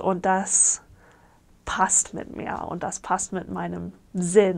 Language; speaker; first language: German; non-native, fluent; English